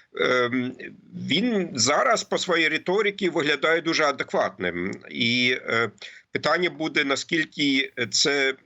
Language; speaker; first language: Ukrainian; non-native, fluent; German